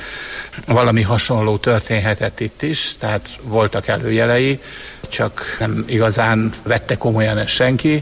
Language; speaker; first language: Hungarian; native; Hungarian